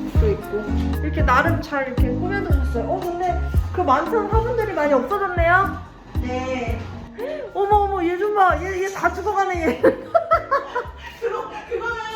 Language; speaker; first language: Korean; native; Korean